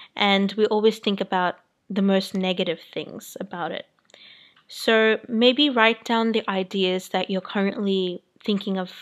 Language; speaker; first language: English; native; English